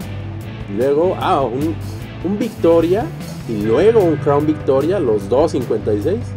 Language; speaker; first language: Spanish; native; Spanish